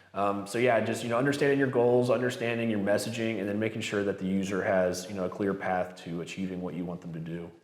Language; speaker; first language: English; native; English